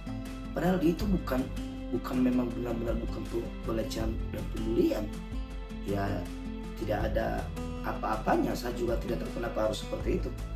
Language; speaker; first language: Indonesian; native; Indonesian